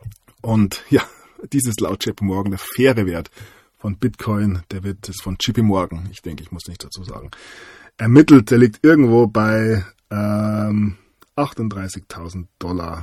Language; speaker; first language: German; native; German